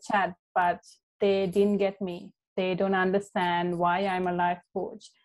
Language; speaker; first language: English; non-native, local second language; Sinhala